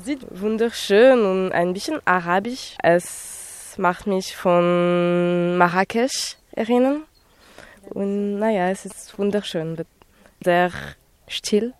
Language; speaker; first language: German; non-native, local second language; French